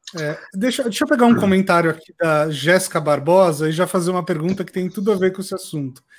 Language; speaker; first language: Portuguese; native; Portuguese